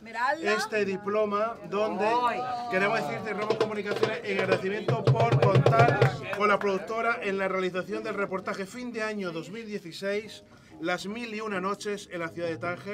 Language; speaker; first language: Spanish; native; Spanish